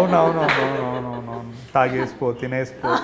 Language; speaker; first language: Telugu; native; Telugu